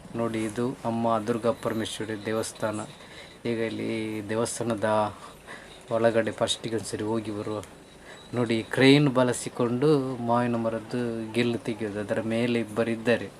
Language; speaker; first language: Kannada; non-native, local second language; Tulu